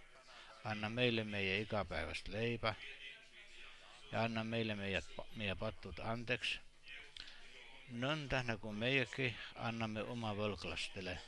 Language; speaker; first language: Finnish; non-native, learner; Estonian